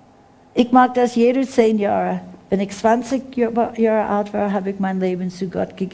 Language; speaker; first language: German; non-native, fluent; English